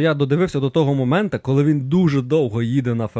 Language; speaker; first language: Ukrainian; native; Ukrainian